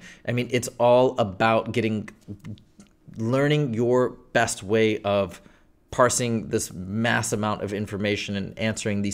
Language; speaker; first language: English; native; English